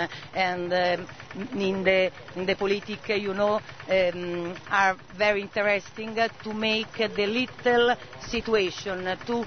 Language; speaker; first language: English; non-native, learner; Italian